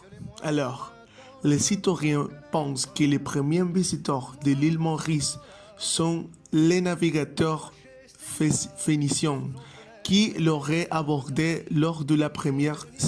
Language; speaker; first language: French; non-native, learner; Spanish